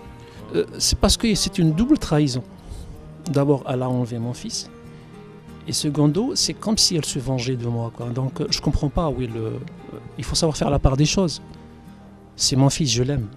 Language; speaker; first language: French; non-native, local second language; Arabic